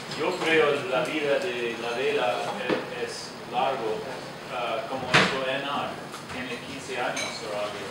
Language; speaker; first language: Spanish; non-native, learner; English